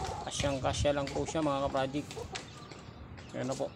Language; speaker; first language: Filipino; native; Filipino